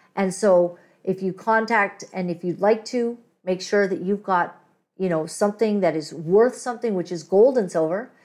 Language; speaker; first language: English; native; English